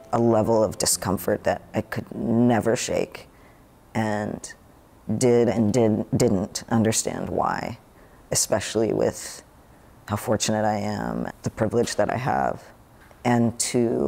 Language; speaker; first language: English; native; English